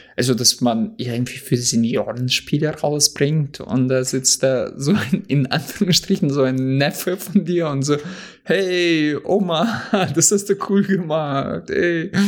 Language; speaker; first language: German; non-native, fluent; Russian